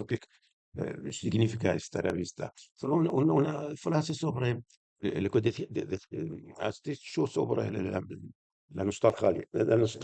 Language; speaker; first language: Spanish; non-native, fluent; Arabic